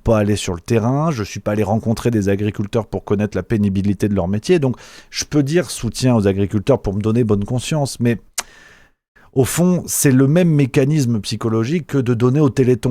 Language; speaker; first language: French; native; French